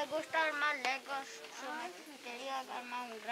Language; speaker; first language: Spanish; early bilingual, heritage; Spanish